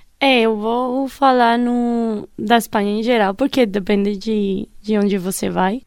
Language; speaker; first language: Portuguese; non-native, fluent; Spanish